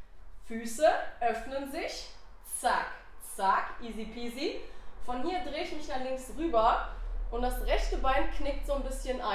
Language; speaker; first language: German; native; German